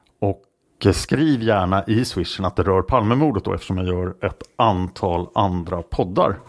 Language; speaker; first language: Swedish; native; Swedish